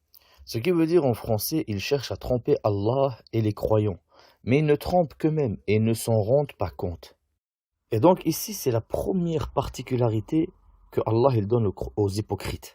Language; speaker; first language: French; native; French